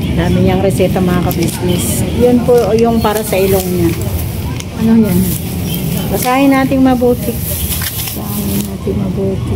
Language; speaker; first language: Filipino; native; Filipino